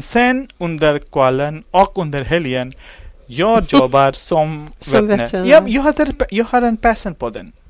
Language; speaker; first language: Swedish; non-native, learner; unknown